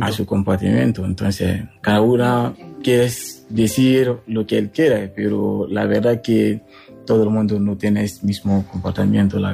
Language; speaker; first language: Spanish; non-native, learner; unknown